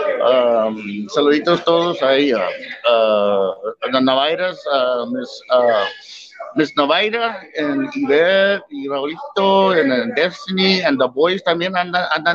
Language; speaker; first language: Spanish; early bilingual, heritage; Spanish